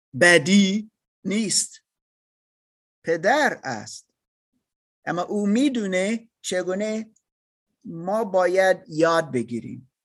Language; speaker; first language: Persian; non-native, learner; English